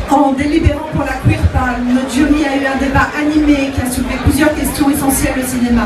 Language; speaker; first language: French; native; French